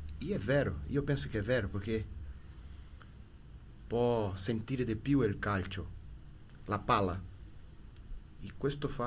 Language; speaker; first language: Italian; non-native, learner; Portuguese